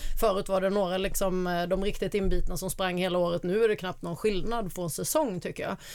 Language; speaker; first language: Swedish; native; Swedish